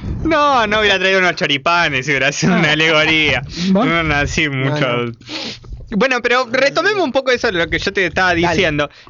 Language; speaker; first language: Spanish; native; Spanish